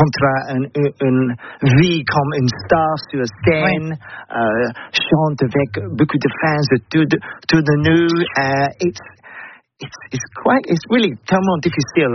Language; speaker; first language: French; non-native, learner; English